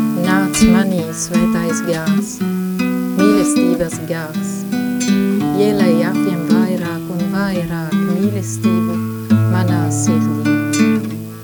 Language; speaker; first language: Latvian; non-native, fluent; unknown